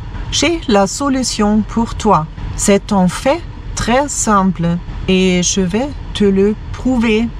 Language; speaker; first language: French; non-native, fluent; German